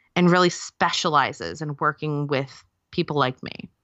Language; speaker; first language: English; native; English